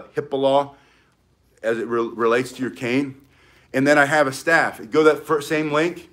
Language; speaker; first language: English; native; English